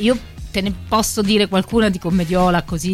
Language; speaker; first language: Italian; native; Italian